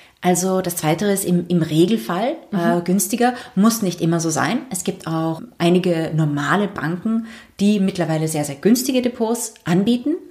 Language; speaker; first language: German; native; German